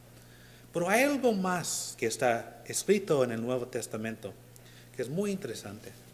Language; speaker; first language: Spanish; non-native, learner; English